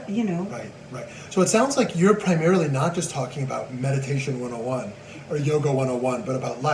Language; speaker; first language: English; native; English